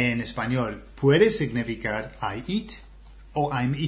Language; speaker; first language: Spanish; non-native, fluent; English